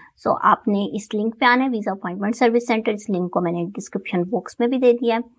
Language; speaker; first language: Urdu; native; Urdu